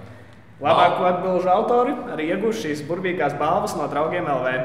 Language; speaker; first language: Latvian; native; Latvian